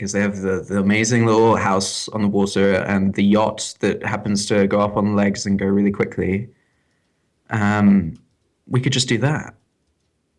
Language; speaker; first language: English; native; English